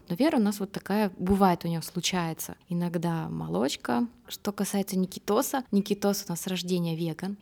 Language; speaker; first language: Russian; native; Russian